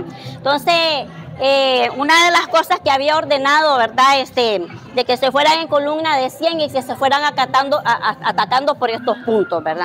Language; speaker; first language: Spanish; native; Spanish